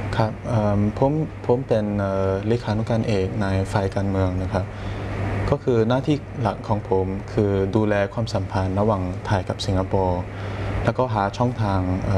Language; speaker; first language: Thai; non-native, fluent; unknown